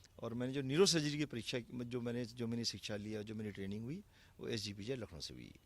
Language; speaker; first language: Hindi; native; Hindi